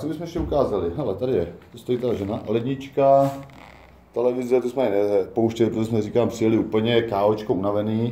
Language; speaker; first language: Czech; native; Czech